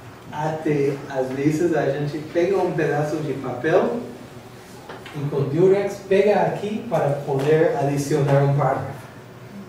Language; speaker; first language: Portuguese; non-native, learner; English